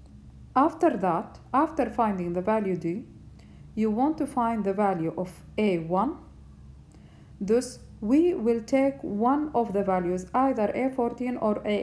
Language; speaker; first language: English; non-native, fluent; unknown